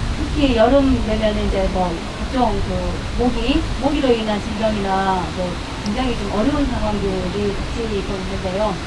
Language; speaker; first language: Korean; native; Korean